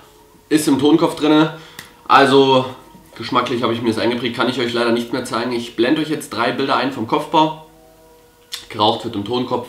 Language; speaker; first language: German; native; German